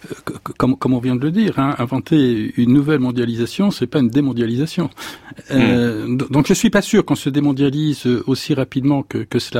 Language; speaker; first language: French; native; French